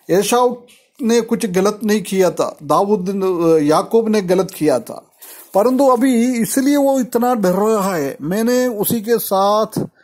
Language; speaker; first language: Hindi; non-native, local second language; Malayalam